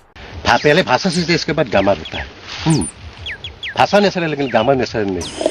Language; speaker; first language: Hindi; non-native, local second language; Assamese